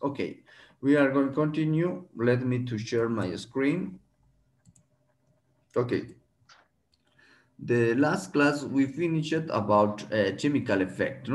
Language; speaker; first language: English; non-native, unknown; Spanish